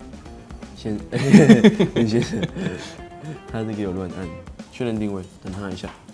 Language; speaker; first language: Chinese; native; Chinese